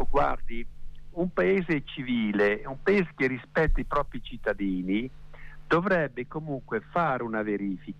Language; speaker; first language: Italian; native; Italian